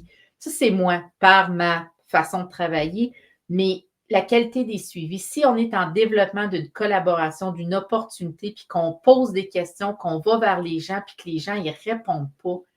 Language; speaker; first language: French; native; French